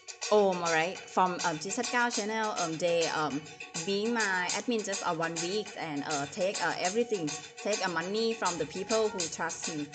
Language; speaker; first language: English; non-native, learner; Thai